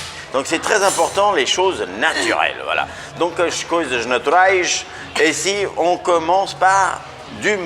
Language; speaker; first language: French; native; French